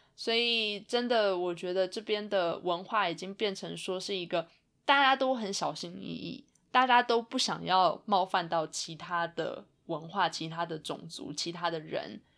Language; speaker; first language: Chinese; native; Chinese